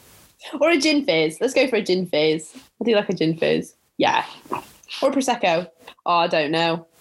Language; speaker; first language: English; native; English